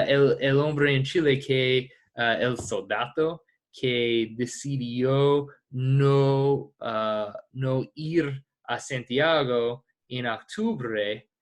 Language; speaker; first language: Spanish; non-native, fluent; English